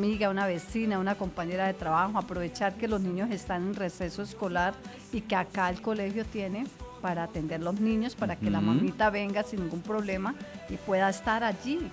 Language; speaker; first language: Spanish; native; Spanish